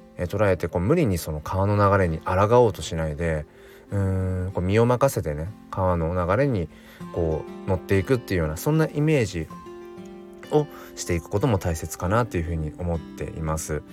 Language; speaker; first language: Japanese; native; Japanese